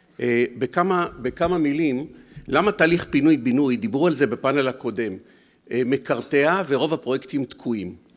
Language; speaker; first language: Hebrew; native; Hebrew